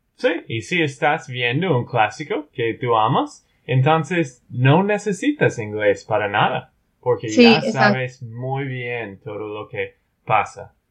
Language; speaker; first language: Spanish; non-native, learner; English